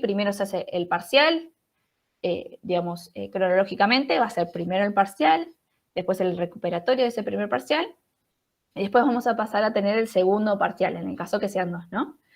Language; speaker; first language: Spanish; native; Spanish